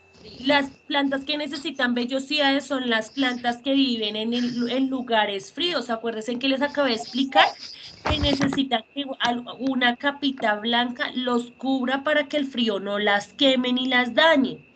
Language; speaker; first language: Spanish; native; Spanish